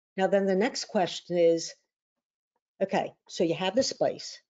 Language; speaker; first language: English; native; English